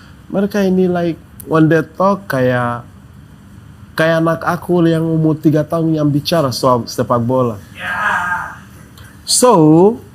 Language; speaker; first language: Indonesian; non-native, fluent; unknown